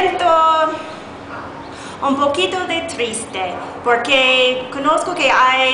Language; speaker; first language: Spanish; non-native, learner; English